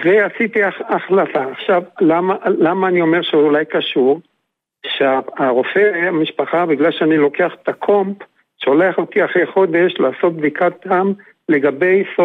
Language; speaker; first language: Hebrew; non-native, fluent; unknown